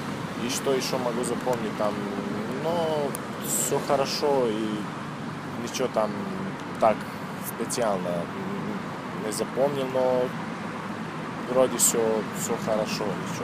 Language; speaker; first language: Russian; non-native, learner; Serbian